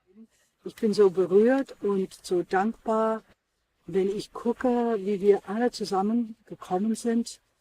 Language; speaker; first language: German; non-native, fluent; English